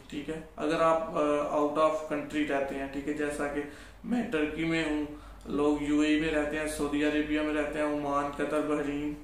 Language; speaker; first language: Urdu; non-native, local second language; Punjabi